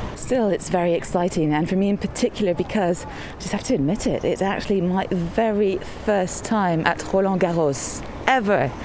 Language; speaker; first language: English; native; English